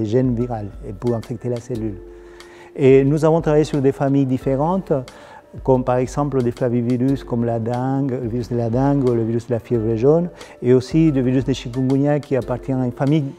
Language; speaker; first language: French; non-native, fluent; Spanish